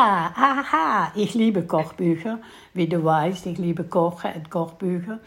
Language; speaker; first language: German; non-native, fluent; Dutch